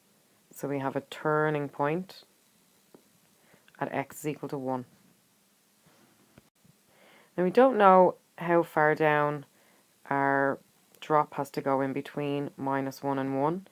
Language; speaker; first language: English; native; English